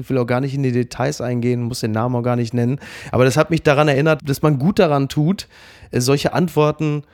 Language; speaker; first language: German; native; German